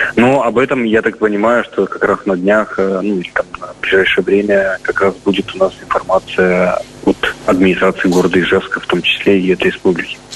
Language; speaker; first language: Russian; native; Russian